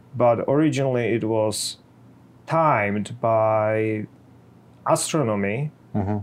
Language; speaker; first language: English; non-native, fluent; Czech